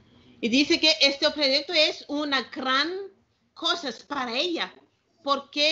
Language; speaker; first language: Spanish; non-native, learner; Malagasy